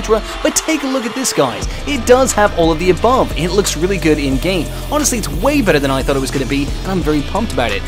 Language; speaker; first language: English; native; English